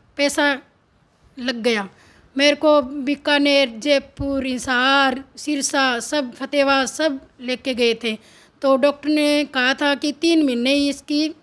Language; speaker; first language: Hindi; native; Hindi